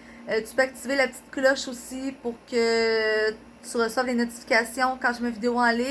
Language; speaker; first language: French; native; French